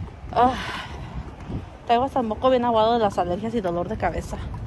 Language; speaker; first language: Spanish; early bilingual, heritage; Spanish